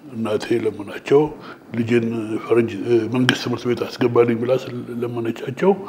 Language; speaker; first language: Amharic; native; Amharic